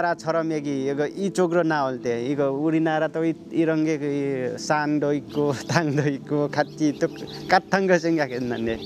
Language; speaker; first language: Korean; non-native, learner; Nepali